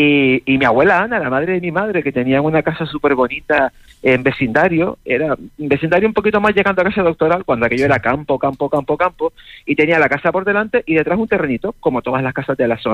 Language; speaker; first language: Spanish; native; Spanish